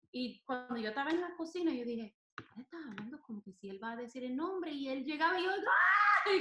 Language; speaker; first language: Spanish; non-native, fluent; English